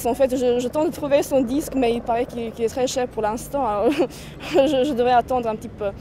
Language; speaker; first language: French; non-native, fluent; Serbian